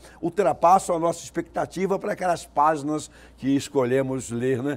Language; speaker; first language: Portuguese; native; Portuguese